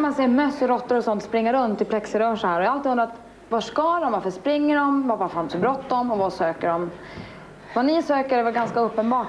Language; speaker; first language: Swedish; native; Swedish